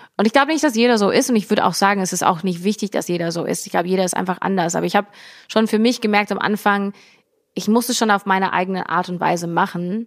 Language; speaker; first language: German; early bilingual, heritage; English